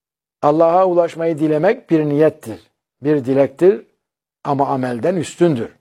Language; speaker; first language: Turkish; native; Turkish